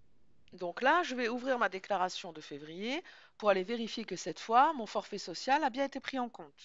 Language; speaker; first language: French; native; French